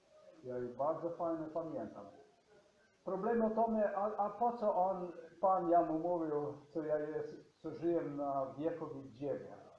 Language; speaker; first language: Polish; non-native, learner; Slovenian